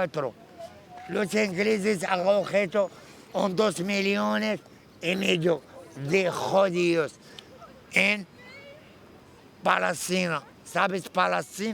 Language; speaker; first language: Spanish; non-native, learner; Arabic